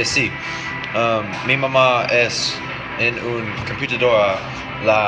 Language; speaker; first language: Spanish; non-native, learner; English